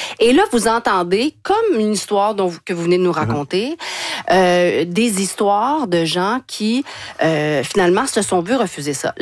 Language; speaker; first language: French; native; French